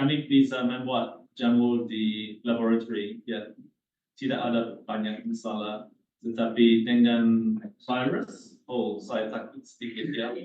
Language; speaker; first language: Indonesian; non-native, learner; English